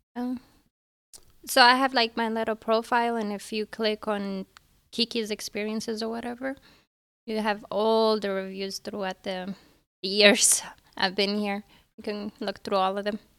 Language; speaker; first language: English; early bilingual, other home language; Arabic